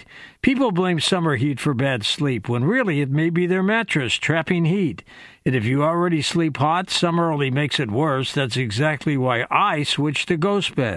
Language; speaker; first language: English; native; English